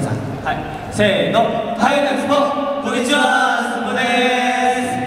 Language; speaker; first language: Japanese; non-native, learner; Korean